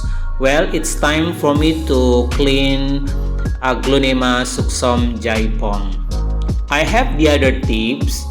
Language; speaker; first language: English; non-native, learner; Indonesian